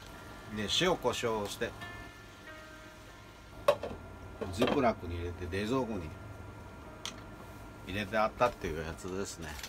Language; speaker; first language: Japanese; native; Japanese